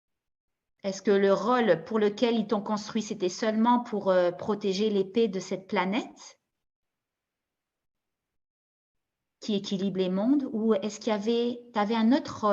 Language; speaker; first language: French; native; French